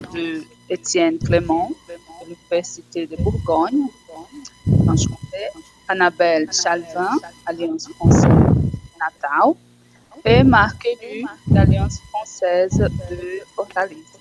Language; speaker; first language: French; non-native, fluent; Portuguese